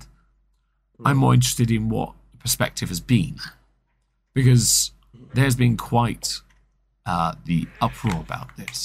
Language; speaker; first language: English; native; English